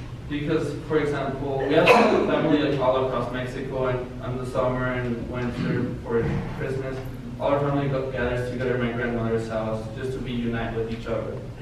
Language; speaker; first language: English; non-native, fluent; Spanish